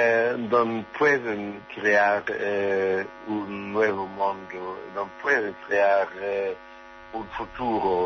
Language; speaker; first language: Spanish; non-native, learner; German